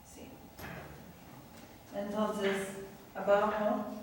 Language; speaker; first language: Spanish; non-native, fluent; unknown